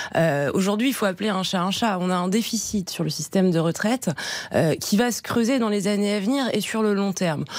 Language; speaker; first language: French; native; French